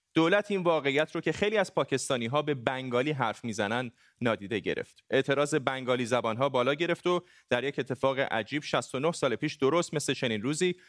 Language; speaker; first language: Persian; non-native, local second language; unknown